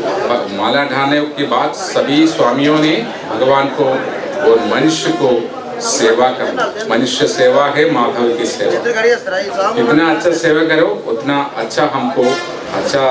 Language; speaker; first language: Hindi; non-native, local second language; Telugu